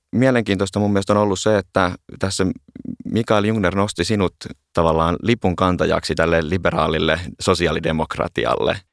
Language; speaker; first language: Finnish; native; Finnish